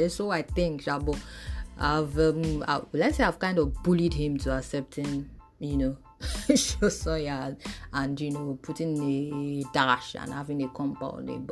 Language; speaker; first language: English; non-native, local second language; Yoruba